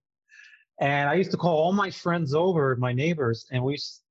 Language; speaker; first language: English; non-native, fluent; Arabic